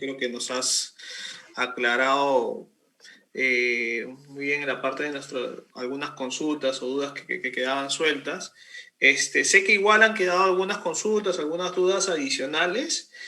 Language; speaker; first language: Spanish; native; Spanish